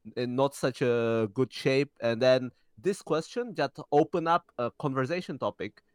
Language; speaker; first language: English; early bilingual, heritage; Czech